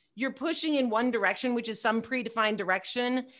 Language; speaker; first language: English; native; English